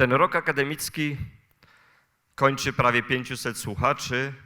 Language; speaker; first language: Polish; native; Polish